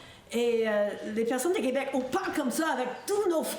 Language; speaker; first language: French; non-native, learner; English